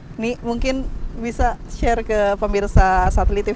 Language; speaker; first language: Indonesian; native; Indonesian